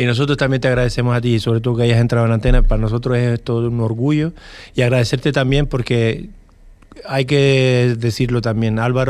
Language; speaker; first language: Spanish; native; Spanish